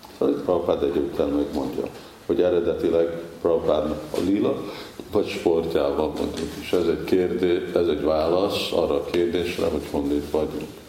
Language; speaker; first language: Hungarian; early bilingual, heritage; Hungarian